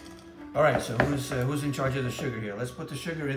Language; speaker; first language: English; native; English